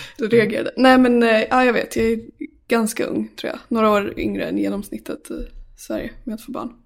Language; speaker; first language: Swedish; native; Swedish